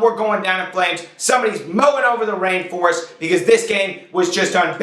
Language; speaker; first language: English; native; English